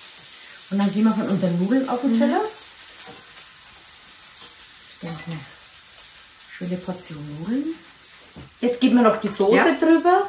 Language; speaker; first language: German; native; German